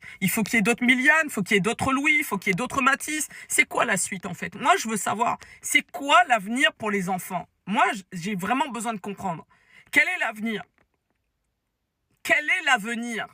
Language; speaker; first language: French; native; French